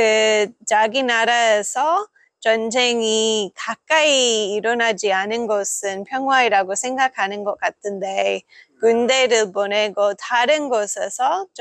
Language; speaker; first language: Korean; non-native, fluent; English